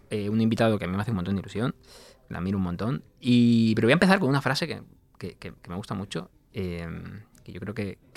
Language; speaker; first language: Spanish; native; Spanish